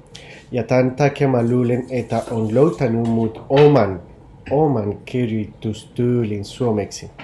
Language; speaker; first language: Finnish; non-native, learner; Spanish